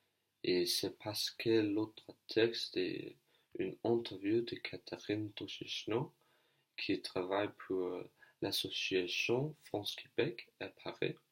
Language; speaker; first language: French; non-native, learner; Danish